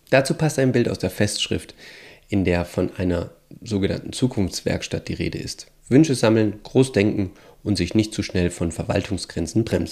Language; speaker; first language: German; native; German